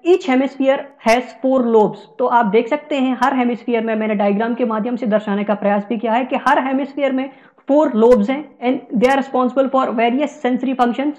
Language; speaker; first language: Hindi; native; Hindi